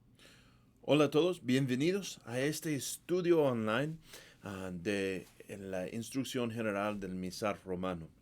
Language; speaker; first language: Spanish; non-native, fluent; English